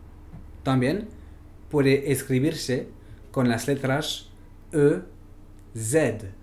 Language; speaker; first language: Spanish; non-native, fluent; French